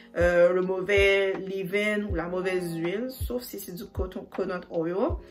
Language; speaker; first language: French; native; French